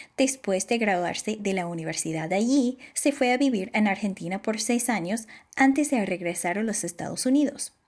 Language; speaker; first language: Spanish; non-native, fluent; English